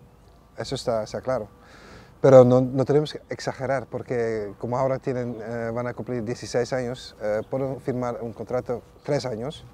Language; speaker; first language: Spanish; non-native, fluent; Dutch